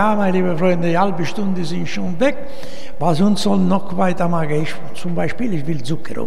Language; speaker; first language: German; non-native, learner; Italian